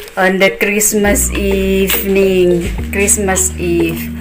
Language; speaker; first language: English; non-native, learner; Indonesian